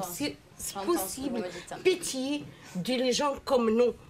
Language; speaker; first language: French; non-native, learner; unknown